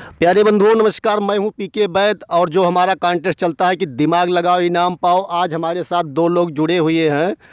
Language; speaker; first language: Hindi; native; Hindi